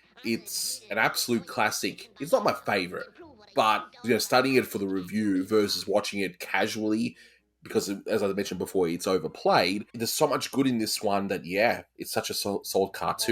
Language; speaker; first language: English; native; English